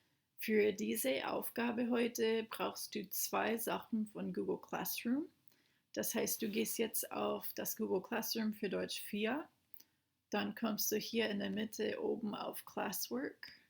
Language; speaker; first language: German; non-native, fluent; English